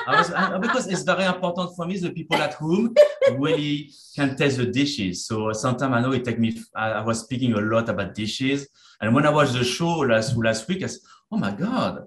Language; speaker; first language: English; non-native, fluent; French